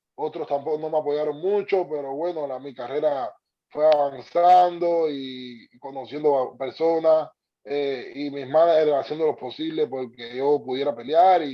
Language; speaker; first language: Spanish; native; Spanish